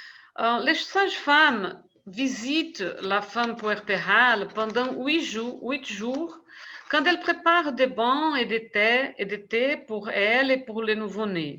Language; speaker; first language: French; non-native, fluent; Portuguese